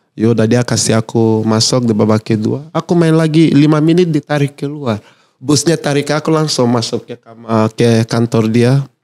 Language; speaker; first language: Indonesian; non-native, fluent; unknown